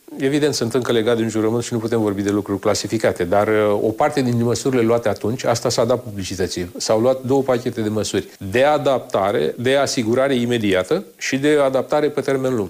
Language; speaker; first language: Romanian; native; Romanian